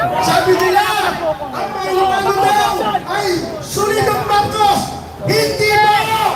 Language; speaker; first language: Filipino; non-native, local second language; Iloko